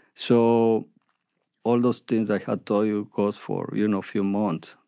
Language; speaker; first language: English; non-native, fluent; Spanish